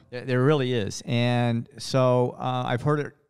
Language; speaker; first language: English; native; English